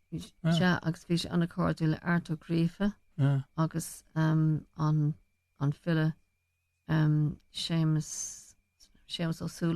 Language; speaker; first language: Irish; non-native, local second language; English